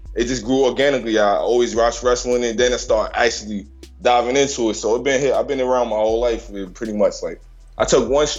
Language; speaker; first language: English; native; English